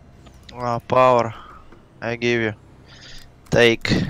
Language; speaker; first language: English; non-native, learner; Russian